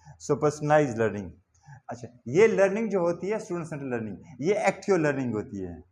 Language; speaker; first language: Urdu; non-native, local second language; Saraiki